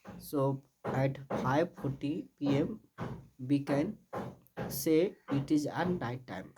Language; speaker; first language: English; non-native, learner; Hindi